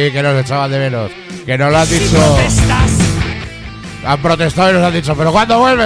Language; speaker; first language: Spanish; native; Spanish